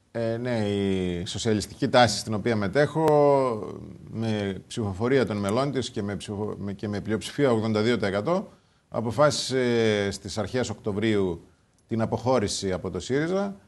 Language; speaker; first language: Greek; native; Greek